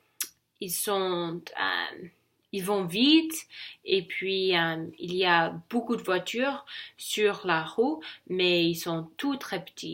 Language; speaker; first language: French; non-native, learner; English